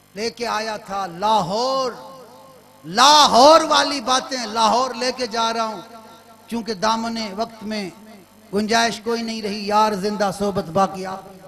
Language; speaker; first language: Urdu; non-native, local second language; Sindhi